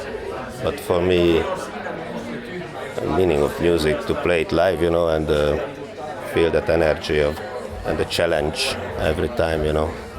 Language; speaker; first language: English; non-native, fluent; Hungarian